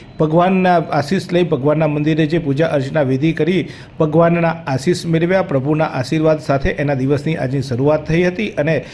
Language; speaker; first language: Gujarati; native; Gujarati